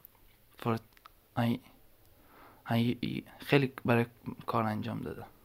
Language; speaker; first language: Swedish; non-native, learner; Persian